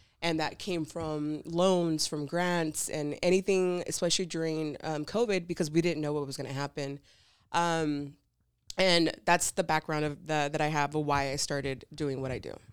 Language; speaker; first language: English; early bilingual, other home language; Spanish